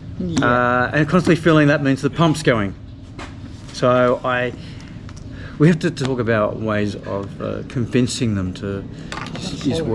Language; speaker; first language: English; native; English